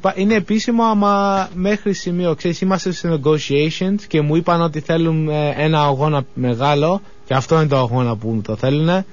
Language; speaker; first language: Greek; early bilingual, heritage; Greek